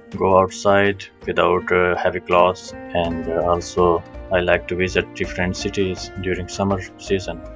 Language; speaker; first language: English; non-native, local second language; Punjabi